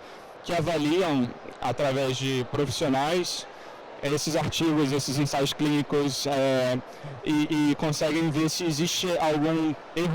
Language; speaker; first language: Portuguese; native; Portuguese